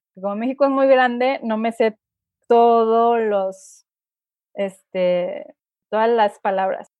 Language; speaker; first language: Spanish; native; Spanish